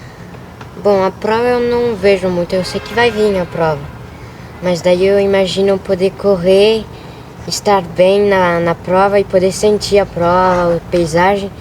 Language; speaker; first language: Portuguese; early bilingual, other home language; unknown